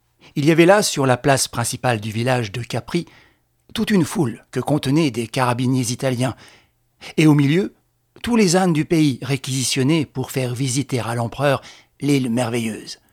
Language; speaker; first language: French; native; French